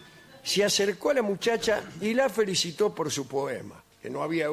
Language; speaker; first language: Spanish; native; Spanish